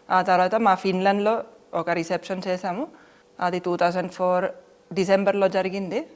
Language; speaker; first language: Telugu; non-native, fluent; Finnish